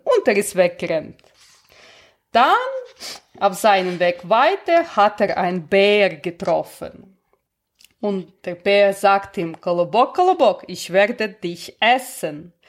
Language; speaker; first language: German; non-native, learner; Russian